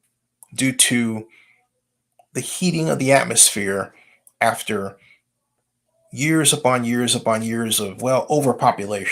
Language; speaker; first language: English; native; English